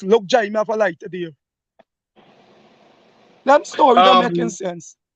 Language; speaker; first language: English; native; English